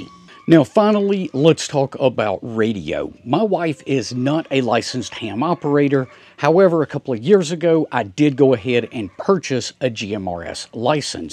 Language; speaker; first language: English; native; English